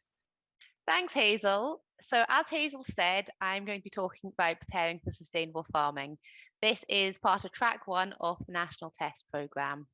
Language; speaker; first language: English; native; English